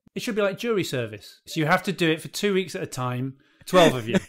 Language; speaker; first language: English; native; English